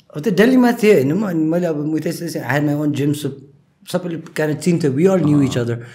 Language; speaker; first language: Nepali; native; Nepali